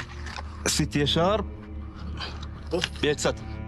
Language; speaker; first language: Hebrew; non-native, local second language; Arabic